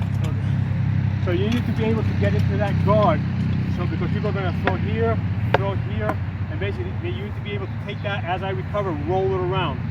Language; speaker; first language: English; native; English